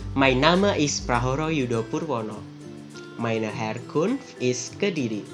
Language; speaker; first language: German; non-native, fluent; Javanese